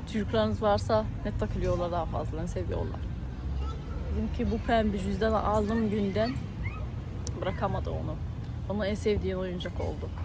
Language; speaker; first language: Turkish; non-native, fluent; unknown